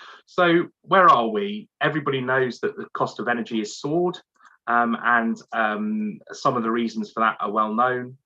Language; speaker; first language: English; native; English